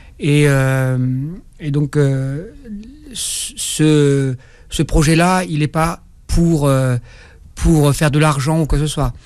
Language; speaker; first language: French; non-native, local second language; Kabyle